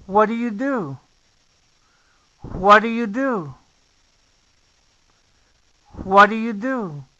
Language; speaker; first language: English; non-native, fluent; Spanish